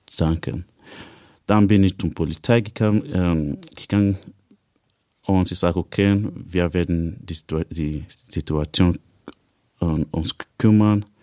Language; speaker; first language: German; non-native, learner; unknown